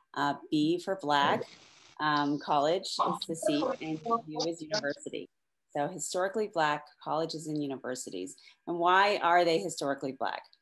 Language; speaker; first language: English; native; English